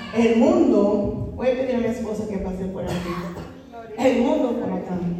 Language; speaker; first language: Spanish; non-native, fluent; English